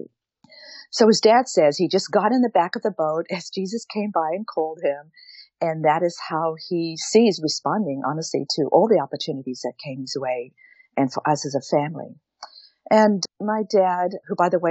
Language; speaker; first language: English; native; English